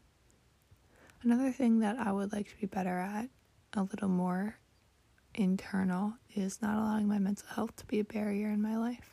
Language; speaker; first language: English; native; English